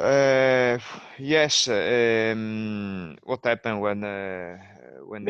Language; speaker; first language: English; non-native, learner; Italian